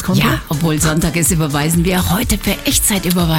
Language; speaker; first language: German; native; German